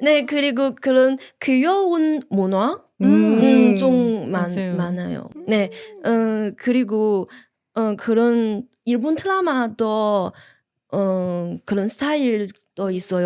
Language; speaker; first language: Korean; non-native, learner; Chinese